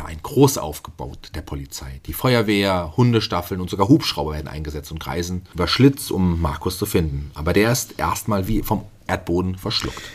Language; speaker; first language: German; native; German